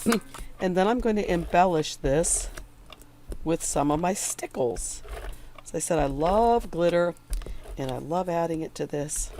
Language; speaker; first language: English; native; English